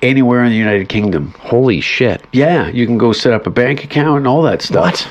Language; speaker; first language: English; native; English